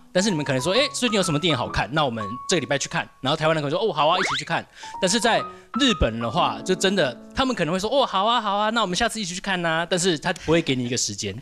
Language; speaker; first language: Chinese; native; Chinese